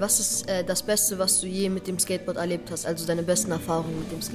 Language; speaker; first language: German; native; German